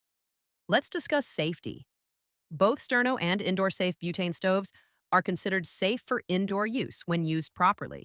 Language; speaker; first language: English; native; English